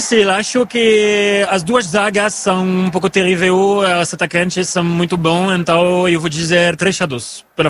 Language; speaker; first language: Portuguese; non-native, fluent; French